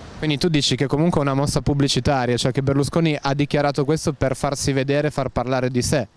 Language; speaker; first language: Italian; native; Italian